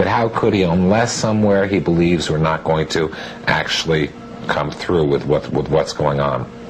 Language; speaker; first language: English; native; English